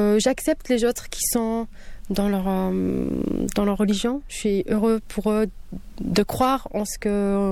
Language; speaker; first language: French; non-native, local second language; Kabyle